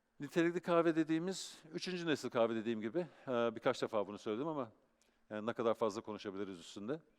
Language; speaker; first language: Turkish; early bilingual, heritage; Turkish